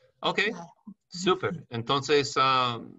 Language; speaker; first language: Spanish; non-native, learner; English